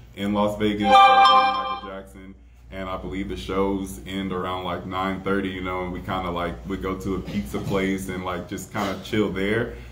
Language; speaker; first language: English; native; English